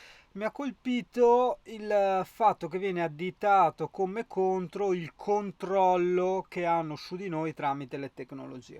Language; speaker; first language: Italian; native; Italian